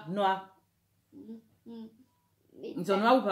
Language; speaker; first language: French; non-native, learner; English